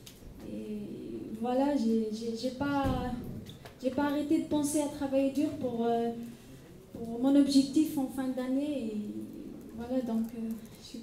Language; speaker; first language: French; non-native, local second language; Arabic